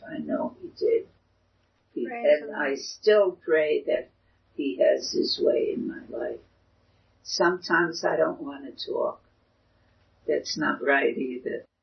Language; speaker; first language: English; early bilingual, other home language; Chinese